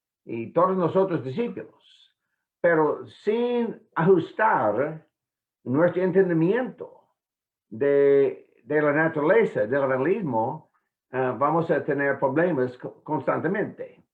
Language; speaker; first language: Spanish; non-native, fluent; English